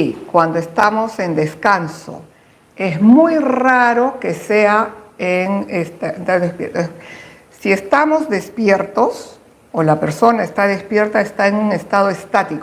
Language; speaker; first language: Spanish; native; Spanish